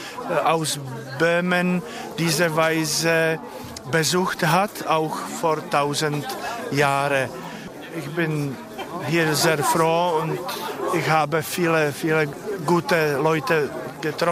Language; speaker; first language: German; non-native, fluent; Czech